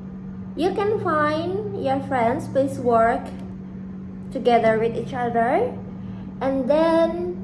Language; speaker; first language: English; non-native, fluent; Indonesian